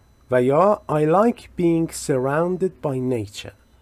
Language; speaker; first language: English; non-native, fluent; Persian